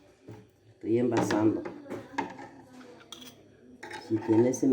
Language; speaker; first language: Spanish; native; Spanish